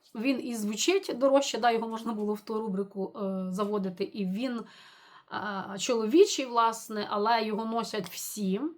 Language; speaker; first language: Ukrainian; non-native, local second language; Russian